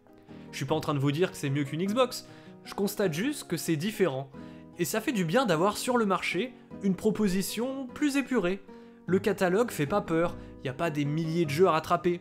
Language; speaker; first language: French; native; French